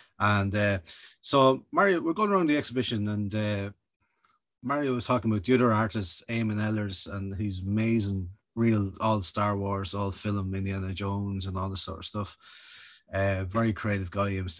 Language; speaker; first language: English; native; English